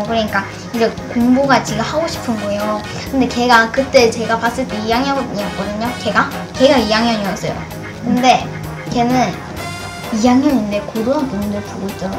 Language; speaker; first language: Korean; native; Korean